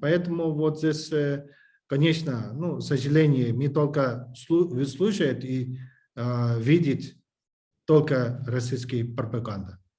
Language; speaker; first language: Russian; non-native, learner; English